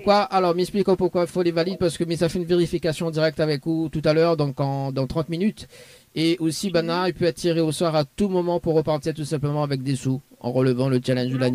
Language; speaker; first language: French; native; French